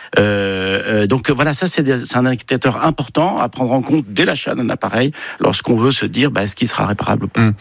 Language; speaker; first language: French; native; French